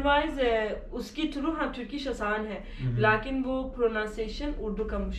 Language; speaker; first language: Hindi; non-native, fluent; Turkish